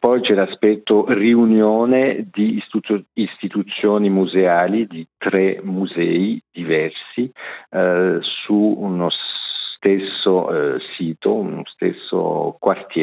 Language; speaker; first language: Italian; non-native, local second language; French